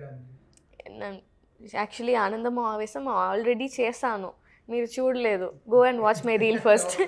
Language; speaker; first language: Telugu; non-native, learner; Tamil